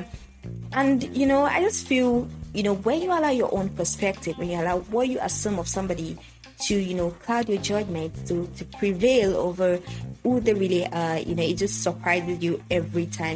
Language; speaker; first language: English; non-native, local second language; Yoruba